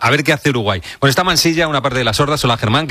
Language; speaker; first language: Spanish; native; Spanish